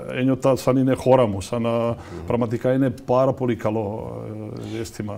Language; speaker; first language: Greek; non-native, fluent; Serbian